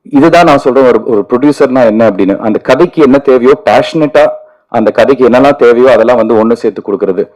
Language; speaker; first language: Tamil; native; Tamil